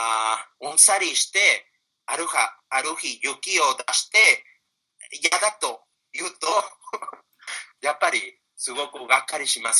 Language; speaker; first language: Japanese; non-native, fluent; Spanish